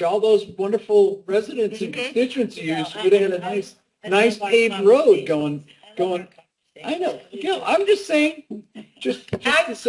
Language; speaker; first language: English; native; English